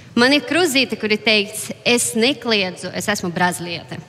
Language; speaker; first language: Latvian; non-native, fluent; Portuguese